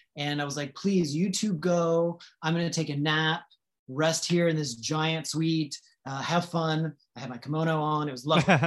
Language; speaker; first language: English; native; English